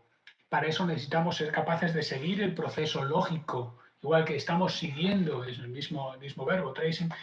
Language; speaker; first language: Spanish; native; Spanish